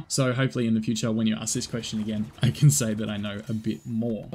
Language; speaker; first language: English; native; English